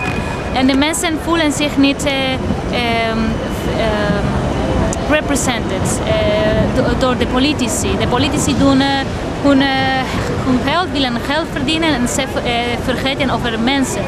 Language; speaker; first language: Dutch; non-native, fluent; Spanish